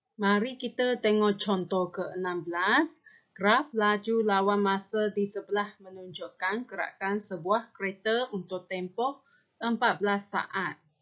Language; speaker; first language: Malay; non-native, local second language; Chinese